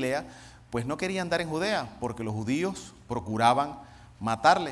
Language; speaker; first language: Spanish; native; Spanish